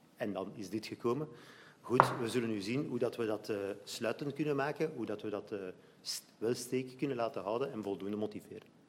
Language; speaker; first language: Dutch; native; Dutch